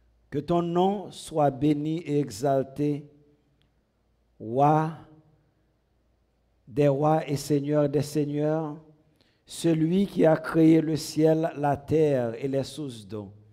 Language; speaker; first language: French; native; French